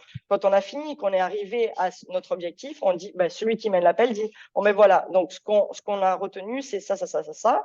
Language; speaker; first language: French; native; French